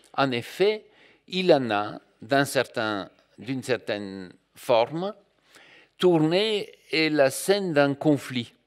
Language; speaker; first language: French; non-native, fluent; Bulgarian